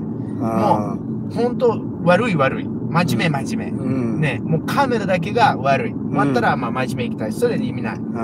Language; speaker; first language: Japanese; non-native, learner; Portuguese